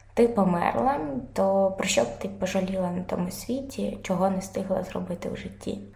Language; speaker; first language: Ukrainian; non-native, local second language; Russian